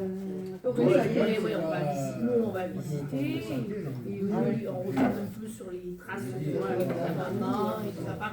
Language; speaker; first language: French; early bilingual, other home language; Vietnamese